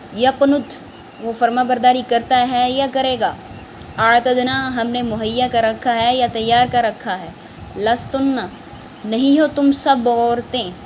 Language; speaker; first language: Urdu; native; Urdu